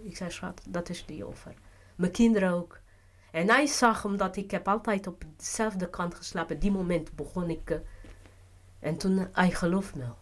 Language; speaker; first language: Dutch; non-native, fluent; Portuguese